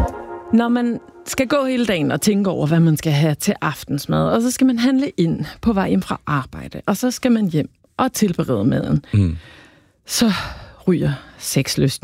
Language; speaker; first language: Danish; native; Danish